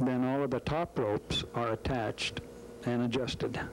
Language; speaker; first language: English; native; English